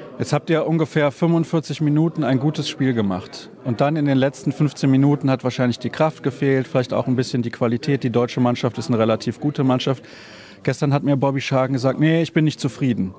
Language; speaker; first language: German; native; German